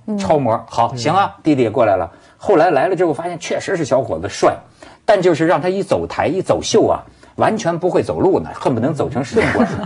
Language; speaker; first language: Chinese; native; Chinese